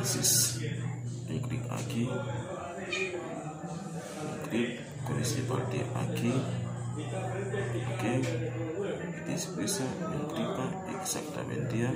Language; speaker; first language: Spanish; non-native, learner; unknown